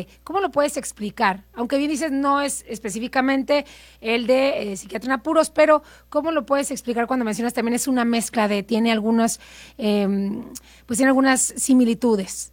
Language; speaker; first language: Spanish; native; Spanish